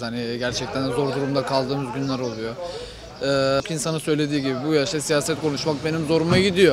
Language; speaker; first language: Turkish; native; Turkish